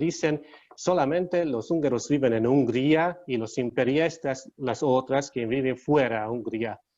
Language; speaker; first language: Spanish; non-native, learner; Hungarian